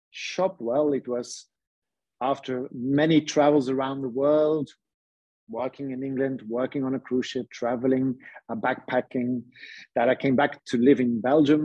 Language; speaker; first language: English; non-native, fluent; Dutch